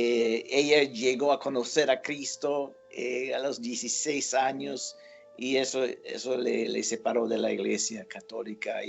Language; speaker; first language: Spanish; non-native, fluent; English